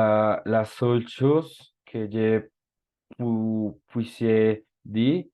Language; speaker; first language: French; non-native, learner; Spanish